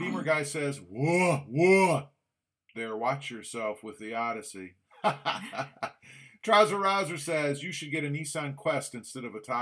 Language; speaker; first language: English; native; English